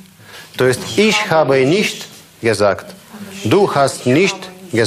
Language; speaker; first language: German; non-native, fluent; Russian